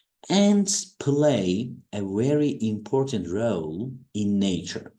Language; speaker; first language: English; non-native, fluent; Turkish